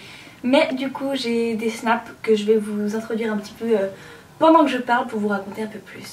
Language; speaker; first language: French; native; French